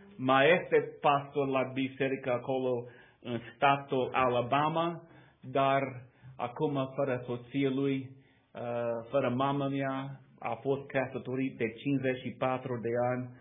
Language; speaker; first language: Romanian; non-native, learner; English